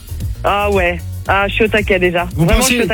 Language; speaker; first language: French; native; French